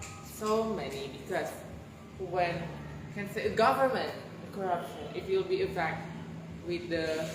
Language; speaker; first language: English; non-native, learner; Indonesian